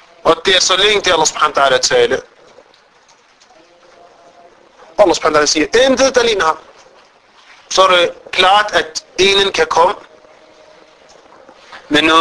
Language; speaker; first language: Danish; non-native, fluent; Arabic